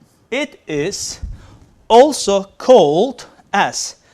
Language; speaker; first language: English; non-native, fluent; Turkish